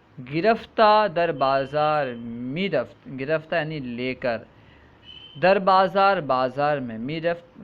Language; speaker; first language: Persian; non-native, fluent; Urdu